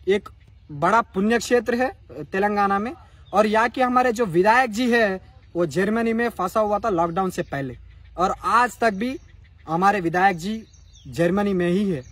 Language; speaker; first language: Hindi; non-native, local second language; Telugu